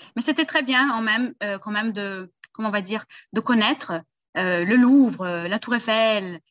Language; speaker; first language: French; early bilingual, heritage; Portuguese